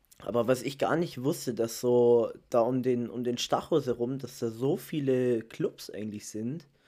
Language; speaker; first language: German; early bilingual, other home language; Italian